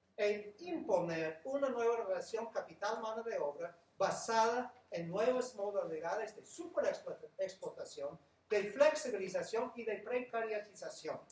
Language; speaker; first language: Spanish; non-native, fluent; English